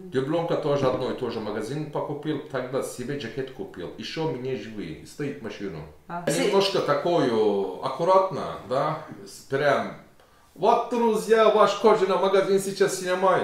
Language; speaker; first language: Russian; non-native, learner; Turkish